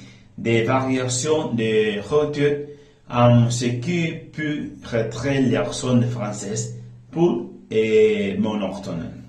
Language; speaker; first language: French; non-native, learner; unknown